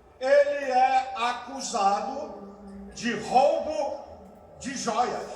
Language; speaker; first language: Portuguese; native; Portuguese